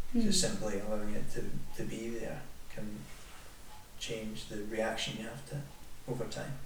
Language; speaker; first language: English; native; English